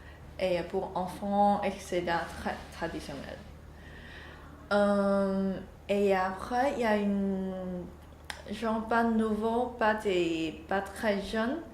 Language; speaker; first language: French; non-native, learner; Chinese